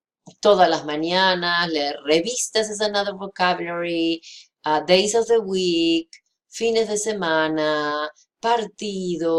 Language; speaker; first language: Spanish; non-native, fluent; English